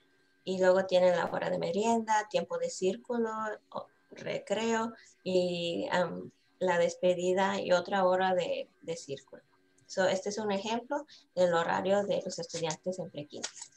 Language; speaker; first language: Spanish; early bilingual, heritage; Spanish